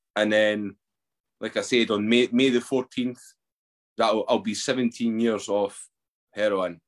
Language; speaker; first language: English; native; English